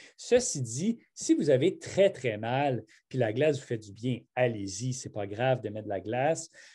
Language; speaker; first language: French; native; French